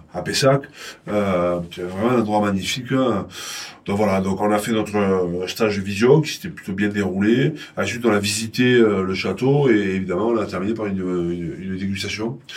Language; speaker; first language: French; native; French